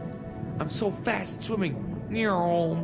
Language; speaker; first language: English; native; English